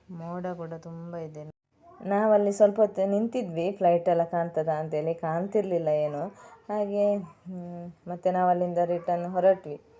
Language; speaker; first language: Kannada; native; Kannada